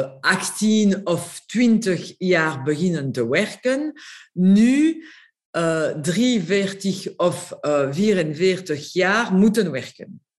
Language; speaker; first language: Dutch; non-native, local second language; French